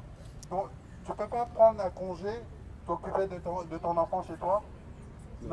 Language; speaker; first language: French; native; French